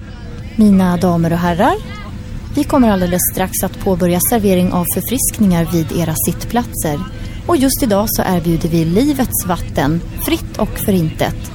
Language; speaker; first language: Swedish; native; Swedish